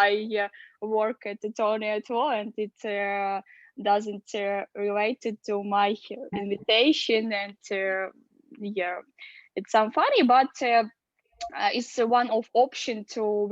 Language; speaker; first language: English; non-native, learner; Russian